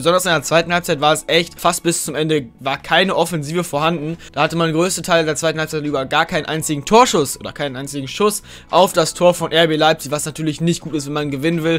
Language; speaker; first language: German; native; German